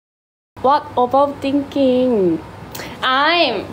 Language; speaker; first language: English; non-native, learner; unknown